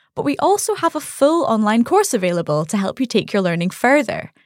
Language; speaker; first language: English; native; English